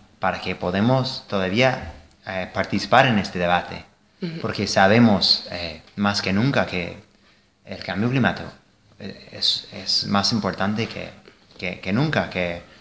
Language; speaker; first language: Spanish; non-native, fluent; English